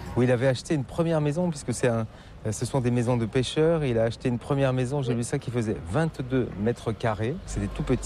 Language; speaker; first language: French; native; French